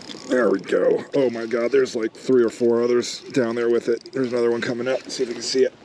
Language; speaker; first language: English; native; English